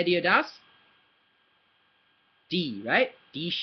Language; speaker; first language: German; non-native, learner; English